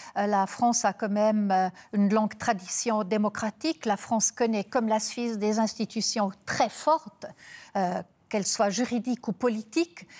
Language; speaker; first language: French; non-native, local second language; German